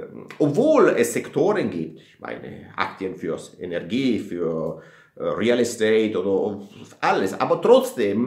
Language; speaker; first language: German; non-native, fluent; Italian